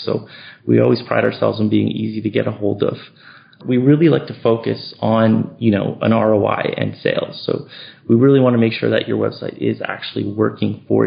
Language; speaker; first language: English; native; English